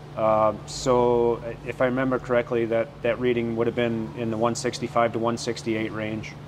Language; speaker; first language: English; native; English